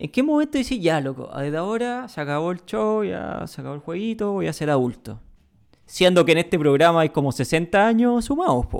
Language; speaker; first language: Spanish; native; Spanish